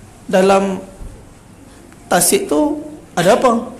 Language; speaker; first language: Malay; native; Malay